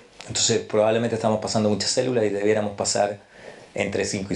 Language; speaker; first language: Spanish; native; Spanish